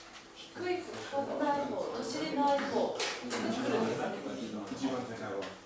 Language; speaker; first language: Japanese; non-native, learner; English